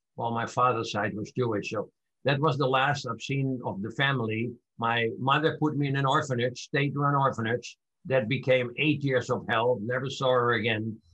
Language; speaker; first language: English; non-native, fluent; Dutch